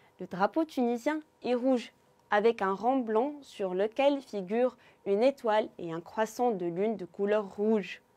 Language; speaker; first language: French; non-native, local second language; Arabic